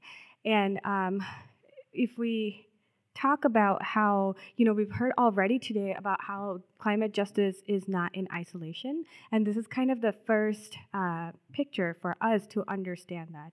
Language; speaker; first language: English; non-native, local second language; Telugu